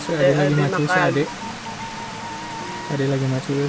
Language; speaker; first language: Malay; non-native, local second language; Javanese